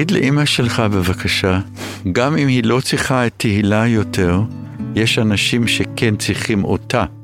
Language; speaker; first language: Hebrew; early bilingual, other home language; English